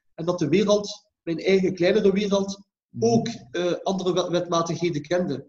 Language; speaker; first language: Dutch; early bilingual, other home language; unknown